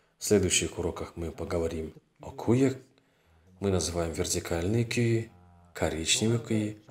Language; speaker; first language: Russian; non-native, local second language; Kazakh